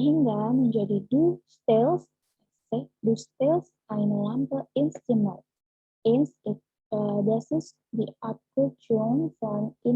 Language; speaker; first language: German; non-native, learner; Indonesian